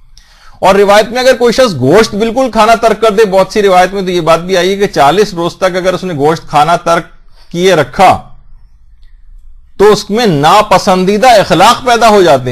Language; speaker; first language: Urdu; native; Urdu